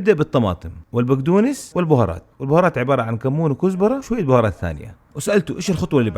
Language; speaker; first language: Arabic; native; Arabic